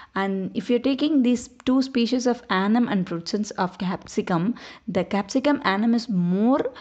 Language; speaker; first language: English; non-native, local second language; Tamil